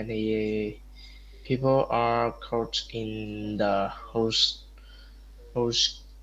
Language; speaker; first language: English; non-native, learner; Vietnamese